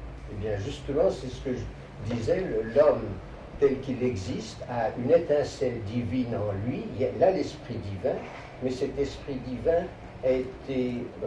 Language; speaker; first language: French; native; French